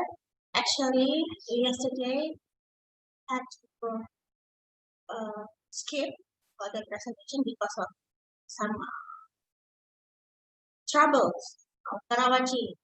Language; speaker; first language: English; non-native, fluent; Indonesian